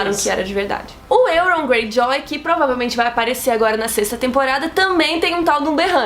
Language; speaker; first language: Portuguese; native; Portuguese